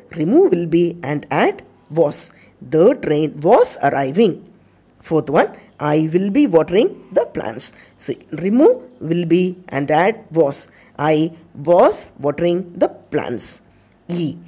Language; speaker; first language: English; non-native, local second language; Tamil